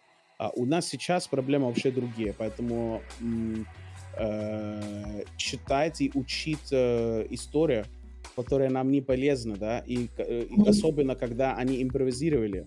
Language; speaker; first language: Russian; non-native, learner; English